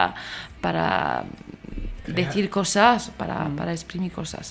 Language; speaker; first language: Spanish; non-native, fluent; French